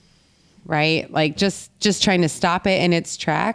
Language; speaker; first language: English; native; English